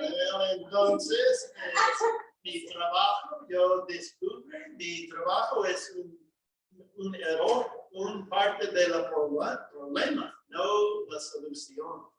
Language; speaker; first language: Spanish; non-native, learner; English